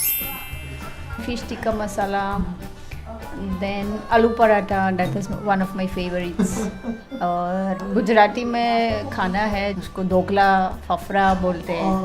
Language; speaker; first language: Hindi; non-native, fluent; Armenian